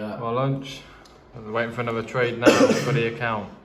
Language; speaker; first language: English; native; English